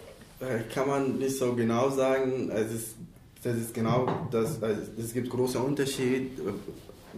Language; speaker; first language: German; non-native, learner; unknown